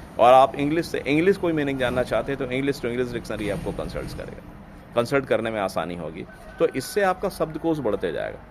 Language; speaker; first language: Hindi; native; Hindi